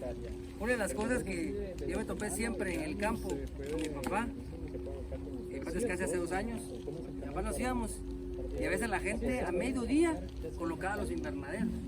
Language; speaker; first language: Spanish; native; Spanish